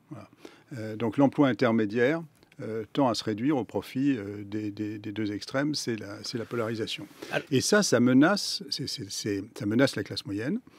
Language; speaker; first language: French; native; French